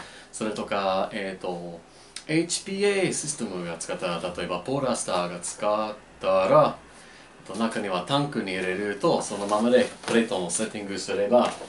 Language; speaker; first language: Japanese; non-native, learner; English